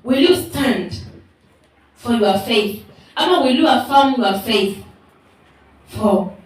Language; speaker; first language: English; non-native, local second language; Swahili